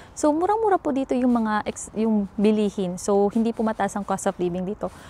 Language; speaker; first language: Filipino; native; Filipino